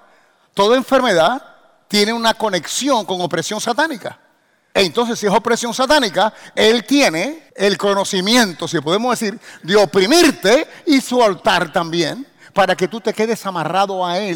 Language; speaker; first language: Spanish; native; Spanish